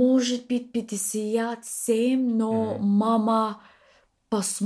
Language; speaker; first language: Russian; non-native, learner; English